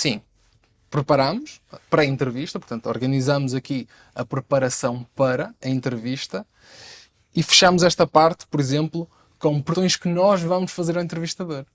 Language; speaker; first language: Portuguese; native; Portuguese